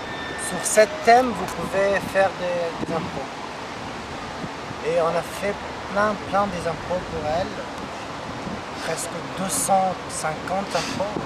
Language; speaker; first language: French; non-native, fluent; Persian